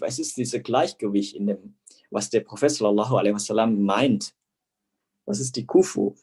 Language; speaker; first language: German; non-native, fluent; Indonesian